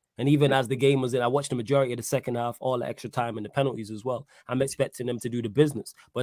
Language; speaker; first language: English; native; English